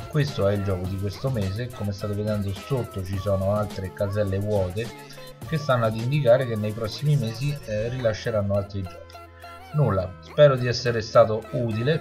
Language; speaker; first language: Italian; native; Italian